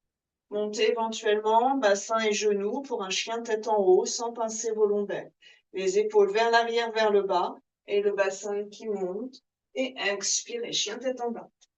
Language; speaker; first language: French; native; French